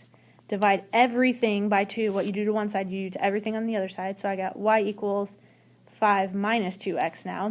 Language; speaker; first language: English; native; English